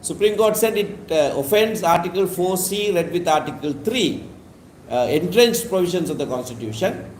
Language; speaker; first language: English; non-native, local second language; Tamil